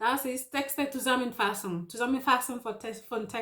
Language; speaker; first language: German; non-native, learner; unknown